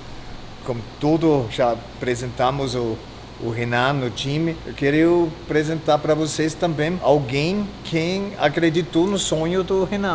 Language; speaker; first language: Portuguese; non-native, fluent; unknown